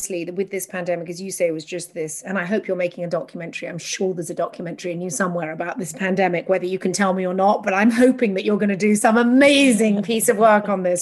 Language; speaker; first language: English; native; English